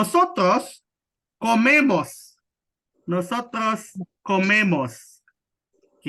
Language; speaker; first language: Spanish; non-native, learner; Indonesian